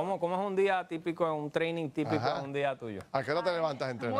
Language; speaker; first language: Spanish; native; Spanish